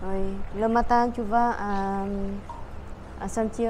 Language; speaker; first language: French; non-native, learner; Vietnamese